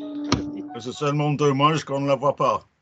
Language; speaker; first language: French; non-native, fluent; English